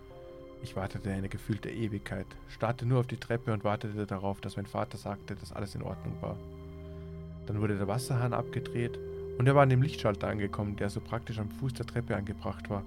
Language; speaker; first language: German; native; German